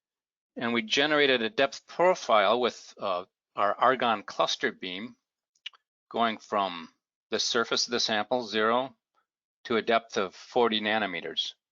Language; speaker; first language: English; native; English